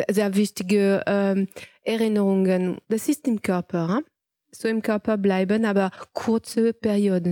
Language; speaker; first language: German; non-native, fluent; French